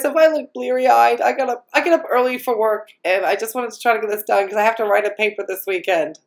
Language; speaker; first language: English; native; English